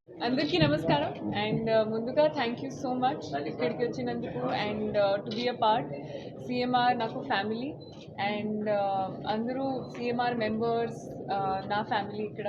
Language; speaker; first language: Telugu; non-native, fluent; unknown